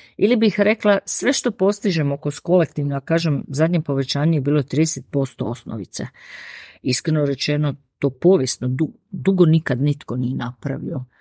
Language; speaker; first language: Serbian; native; Serbian